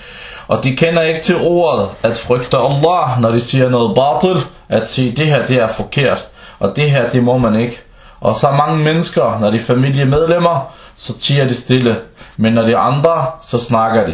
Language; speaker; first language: Danish; early bilingual, other home language; Arabic